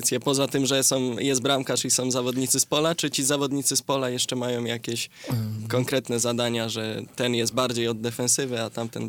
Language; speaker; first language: Polish; native; Polish